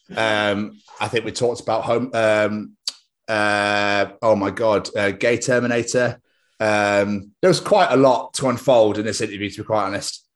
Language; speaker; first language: English; native; English